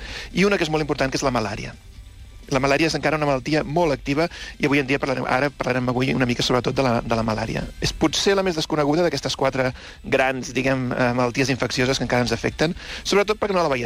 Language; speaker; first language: Catalan; native; Catalan